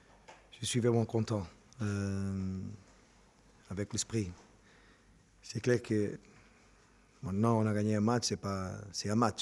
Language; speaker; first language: French; non-native, fluent; Portuguese